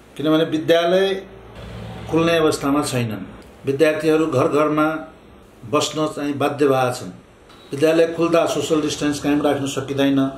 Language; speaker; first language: Nepali; non-native, local second language; Maithili